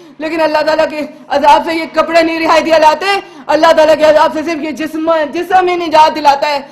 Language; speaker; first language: Urdu; early bilingual, heritage; Urdu